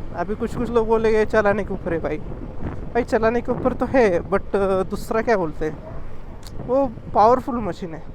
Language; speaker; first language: Hindi; non-native, local second language; Marathi